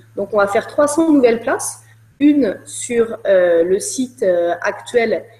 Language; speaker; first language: French; native; French